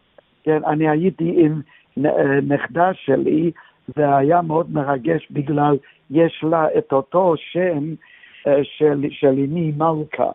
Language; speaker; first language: Hebrew; non-native, fluent; English